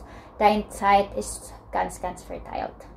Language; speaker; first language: German; non-native, learner; Filipino